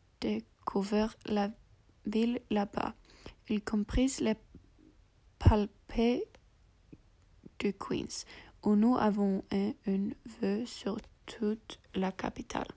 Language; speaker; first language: French; non-native, learner; English